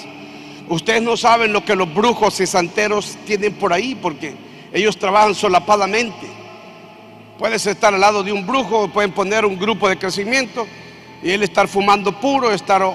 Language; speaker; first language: Spanish; native; Spanish